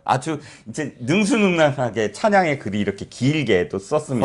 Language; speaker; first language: Korean; native; Korean